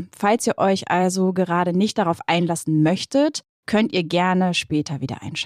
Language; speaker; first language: German; native; German